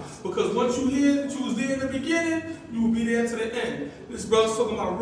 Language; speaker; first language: English; native; English